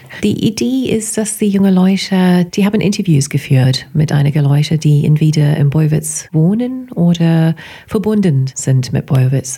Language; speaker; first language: German; non-native, fluent; English